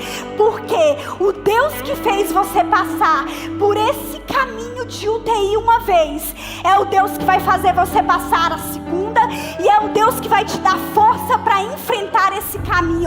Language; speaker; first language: Portuguese; native; Portuguese